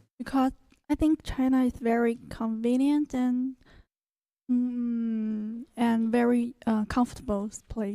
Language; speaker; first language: English; non-native, learner; Chinese